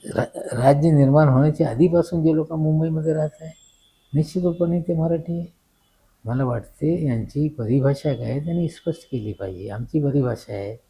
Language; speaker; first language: Marathi; non-native, local second language; Urdu